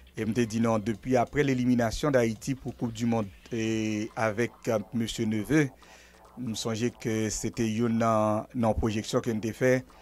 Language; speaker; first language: French; non-native, local second language; Haitian Creole